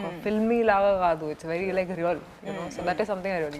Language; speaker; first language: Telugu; non-native, local second language; Hindi